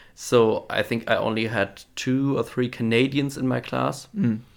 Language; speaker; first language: English; non-native, fluent; German